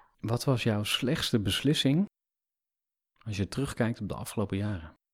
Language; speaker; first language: Dutch; native; Dutch